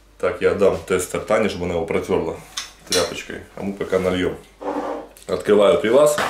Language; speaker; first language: Russian; native; Russian